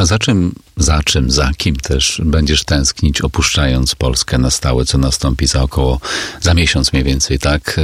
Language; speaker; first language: Polish; native; Polish